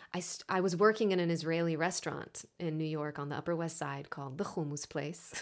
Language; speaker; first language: English; non-native, fluent; Hebrew